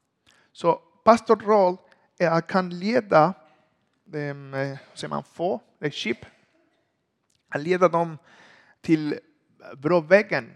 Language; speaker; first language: Swedish; non-native, learner; Spanish